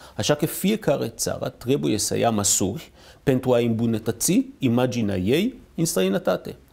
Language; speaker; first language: Romanian; non-native, fluent; Hebrew